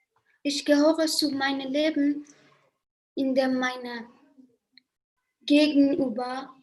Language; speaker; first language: German; non-native, learner; Persian